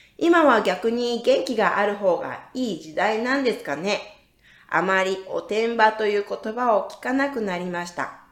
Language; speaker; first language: Japanese; native; Japanese